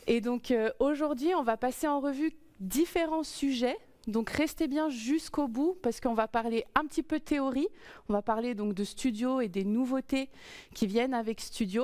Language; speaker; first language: French; native; French